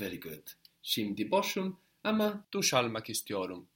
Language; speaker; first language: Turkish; non-native, fluent; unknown